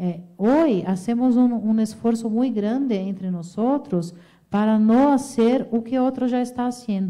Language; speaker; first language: Spanish; non-native, fluent; Portuguese